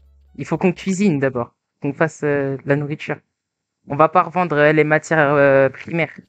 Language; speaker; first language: French; native; French